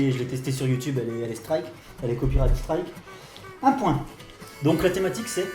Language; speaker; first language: French; native; French